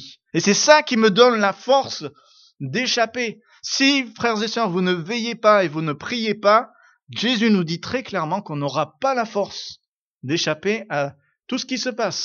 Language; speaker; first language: French; native; French